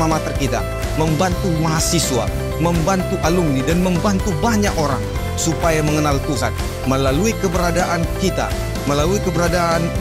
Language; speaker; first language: Indonesian; native; Indonesian